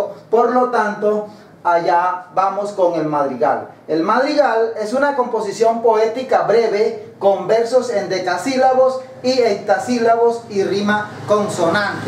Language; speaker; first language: Spanish; native; Spanish